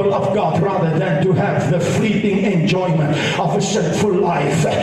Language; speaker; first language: English; non-native, local second language; Afrikaans